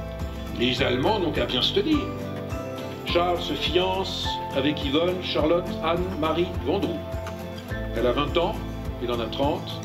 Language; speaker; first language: French; native; French